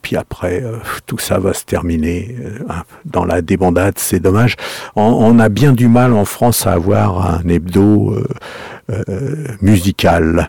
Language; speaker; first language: French; native; French